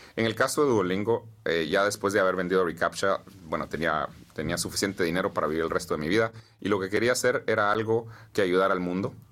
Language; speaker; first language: Spanish; native; Spanish